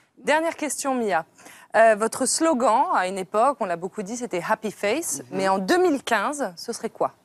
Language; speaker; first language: French; native; French